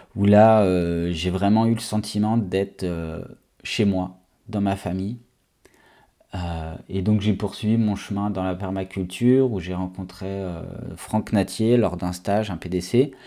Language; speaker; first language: French; native; French